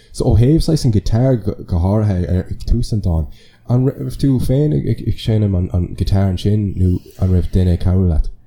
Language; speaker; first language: Irish; non-native, local second language; English